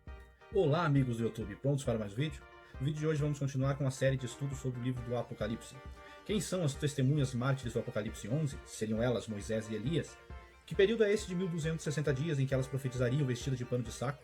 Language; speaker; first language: Portuguese; native; Portuguese